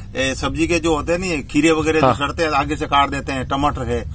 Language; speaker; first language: Hindi; native; Hindi